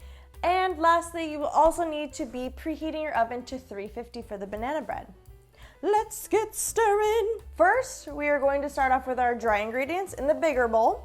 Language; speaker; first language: English; native; English